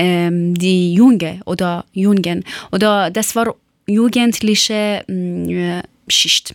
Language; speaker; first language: German; non-native, learner; Persian